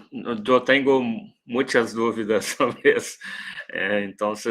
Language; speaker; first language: Portuguese; non-native, learner; Spanish